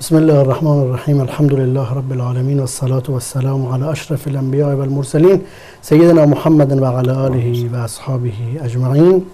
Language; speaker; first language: Arabic; non-native, fluent; Persian